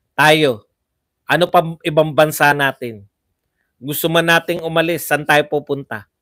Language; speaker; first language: Filipino; native; Filipino